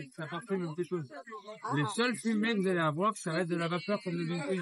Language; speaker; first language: French; native; French